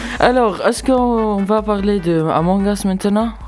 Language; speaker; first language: French; non-native, local second language; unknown